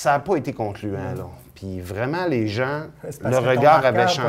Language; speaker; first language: French; native; French